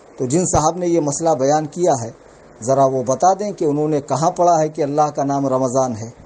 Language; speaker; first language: Urdu; native; Urdu